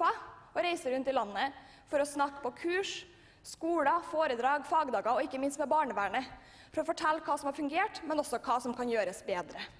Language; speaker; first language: Norwegian; native; Norwegian